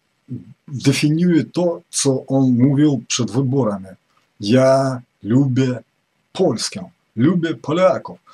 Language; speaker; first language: Polish; non-native, fluent; Ukrainian